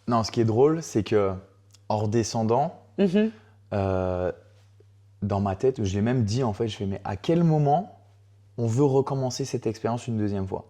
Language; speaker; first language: French; native; French